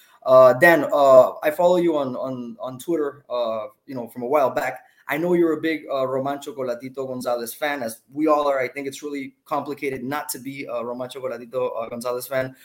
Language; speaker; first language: English; non-native, fluent; Spanish